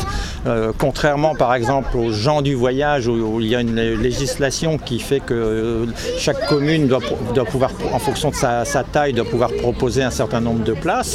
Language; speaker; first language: French; native; French